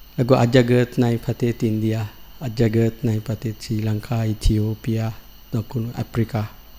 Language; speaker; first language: Thai; non-native, learner; Sinhala